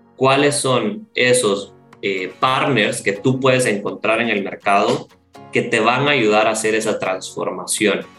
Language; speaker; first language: Spanish; native; Spanish